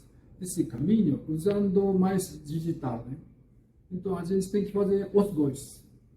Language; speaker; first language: Portuguese; non-native, learner; Japanese